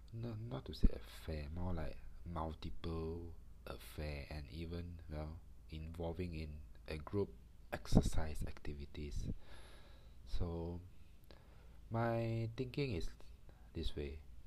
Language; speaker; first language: English; non-native, local second language; Chinese